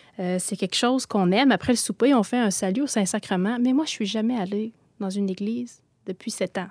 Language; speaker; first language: French; native; French